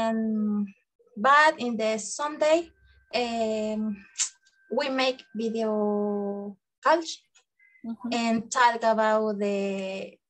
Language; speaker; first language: English; non-native, learner; Spanish